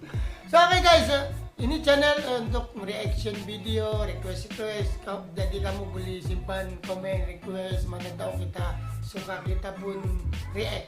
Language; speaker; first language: Indonesian; non-native, fluent; Filipino